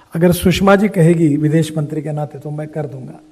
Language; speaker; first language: Hindi; non-native, local second language; Marathi